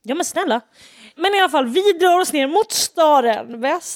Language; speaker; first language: Swedish; native; Swedish